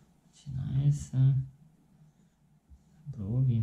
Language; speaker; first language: Russian; non-native, learner; Chinese